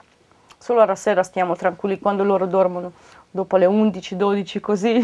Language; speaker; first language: Italian; non-native, fluent; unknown